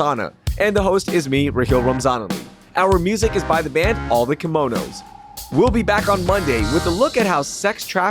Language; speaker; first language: English; native; English